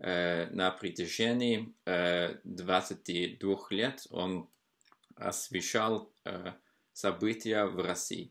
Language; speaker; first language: Russian; non-native, fluent; Norwegian